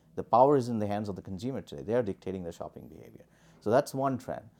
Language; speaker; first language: English; non-native, local second language; Hindi